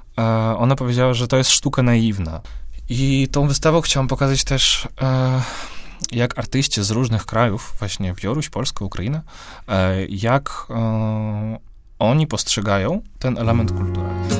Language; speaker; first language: Polish; non-native, fluent; Russian